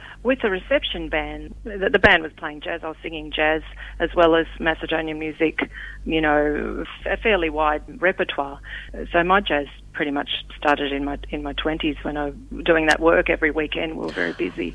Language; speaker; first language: English; early bilingual, other home language; Macedonian